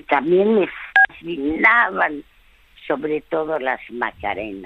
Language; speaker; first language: Spanish; early bilingual, other home language; French